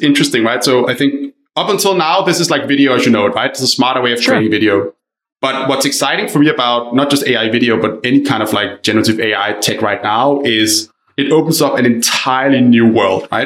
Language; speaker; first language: English; non-native, fluent; Danish